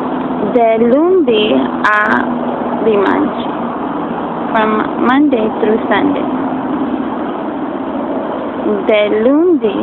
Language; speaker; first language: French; non-native, fluent; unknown